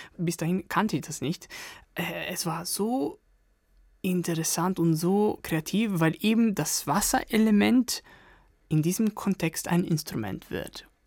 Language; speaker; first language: German; non-native, fluent; Italian